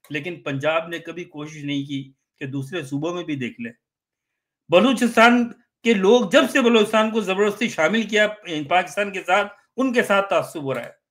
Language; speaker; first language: Urdu; native; Urdu